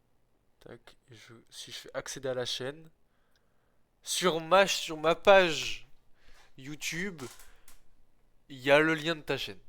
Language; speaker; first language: French; native; French